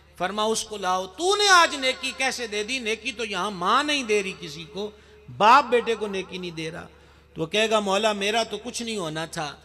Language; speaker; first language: Urdu; non-native, local second language; Punjabi